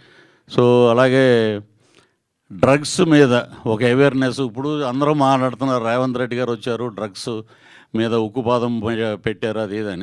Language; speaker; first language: Telugu; native; Telugu